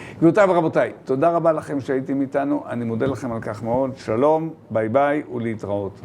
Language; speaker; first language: Hebrew; native; Hebrew